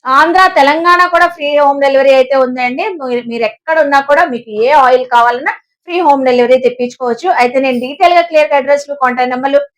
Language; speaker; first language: Telugu; native; Telugu